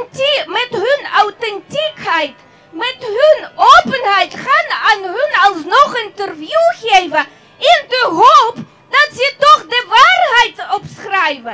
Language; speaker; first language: Dutch; non-native, fluent; Russian